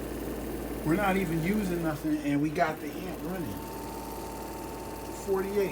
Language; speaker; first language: English; native; English